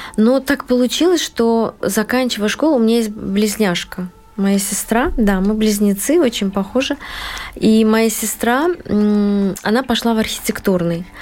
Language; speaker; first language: Russian; non-native, local second language; Uzbek